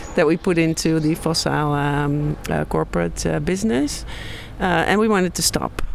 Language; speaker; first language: English; non-native, fluent; Dutch